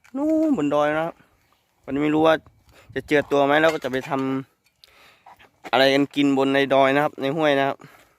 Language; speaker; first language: Thai; native; Thai